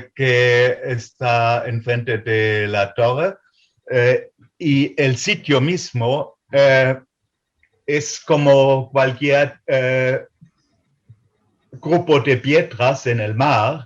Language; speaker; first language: Spanish; non-native, fluent; German